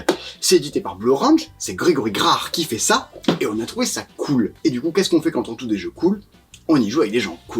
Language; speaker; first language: French; native; French